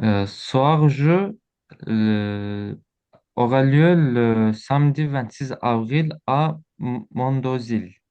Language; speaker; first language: French; non-native, learner; Azerbaijani